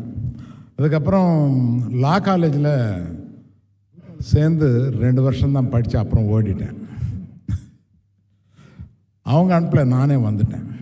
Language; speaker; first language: Tamil; non-native, local second language; Telugu